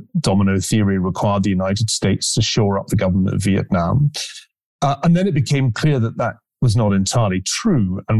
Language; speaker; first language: English; native; English